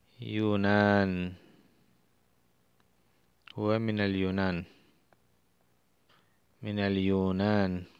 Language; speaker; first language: Arabic; non-native, learner; Spanish